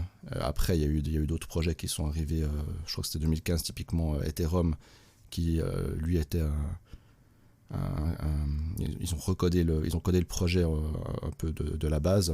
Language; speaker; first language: French; native; French